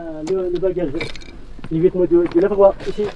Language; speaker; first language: French; non-native, learner; Central Atlas Tamazight